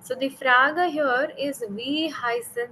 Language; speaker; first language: German; non-native, learner; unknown